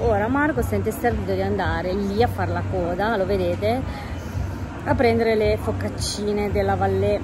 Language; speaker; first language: Italian; native; Italian